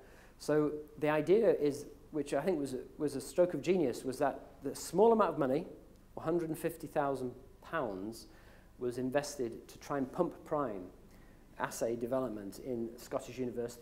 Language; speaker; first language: English; native; English